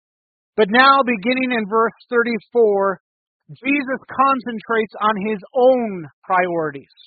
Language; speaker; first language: English; native; English